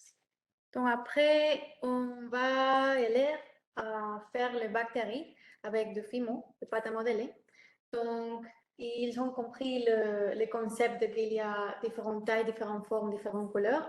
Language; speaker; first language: French; non-native, learner; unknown